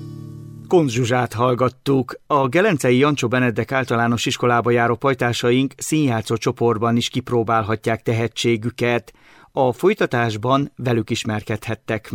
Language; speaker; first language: Hungarian; native; Hungarian